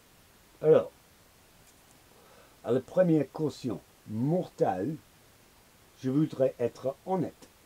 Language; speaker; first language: French; non-native, learner; English